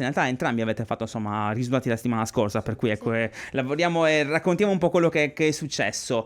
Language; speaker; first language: Italian; native; Italian